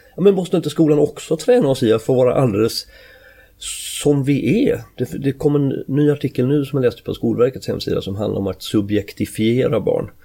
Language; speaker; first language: Swedish; native; Swedish